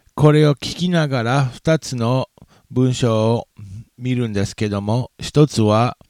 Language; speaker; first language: Japanese; non-native, fluent; English